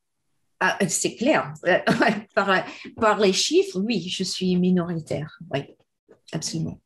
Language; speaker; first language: French; non-native, fluent; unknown